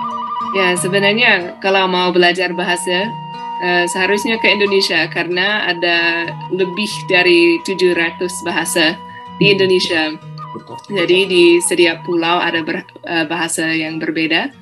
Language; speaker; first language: Indonesian; non-native, fluent; English